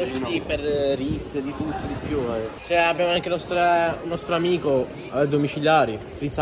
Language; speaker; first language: Italian; non-native, fluent; Arabic